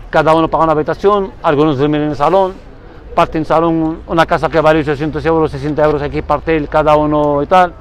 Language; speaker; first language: Spanish; non-native, fluent; Arabic